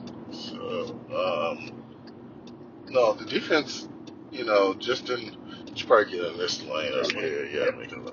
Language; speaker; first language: English; native; English